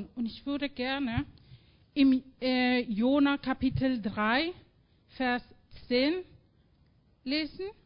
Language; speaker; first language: German; non-native, fluent; Spanish